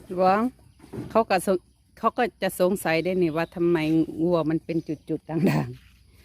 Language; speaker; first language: Thai; non-native, local second language; Northeastern Thai